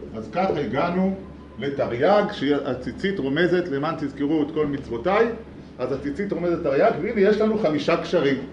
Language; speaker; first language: Hebrew; native; Hebrew